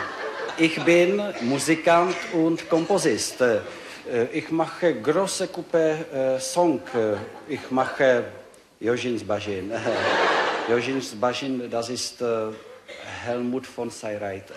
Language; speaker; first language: German; non-native, learner; Czech